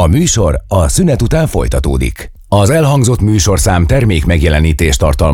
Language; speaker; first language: Hungarian; native; Hungarian